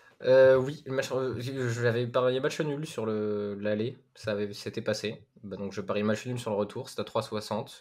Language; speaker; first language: French; native; French